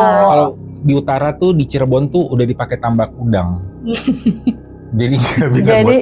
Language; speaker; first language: Indonesian; native; Indonesian